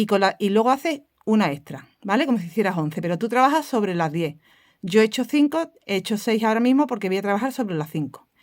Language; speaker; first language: Spanish; native; Spanish